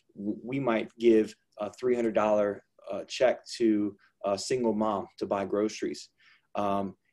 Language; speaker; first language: English; native; English